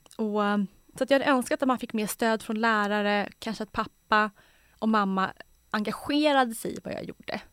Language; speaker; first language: Swedish; native; Swedish